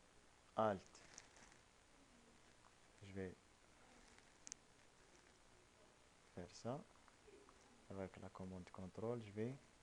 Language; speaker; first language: French; non-native, local second language; Arabic